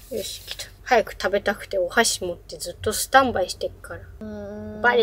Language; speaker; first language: Japanese; native; Japanese